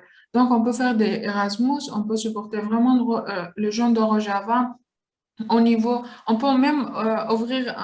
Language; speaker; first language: French; non-native, learner; Kurdish